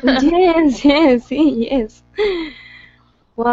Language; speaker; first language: English; non-native, learner; Spanish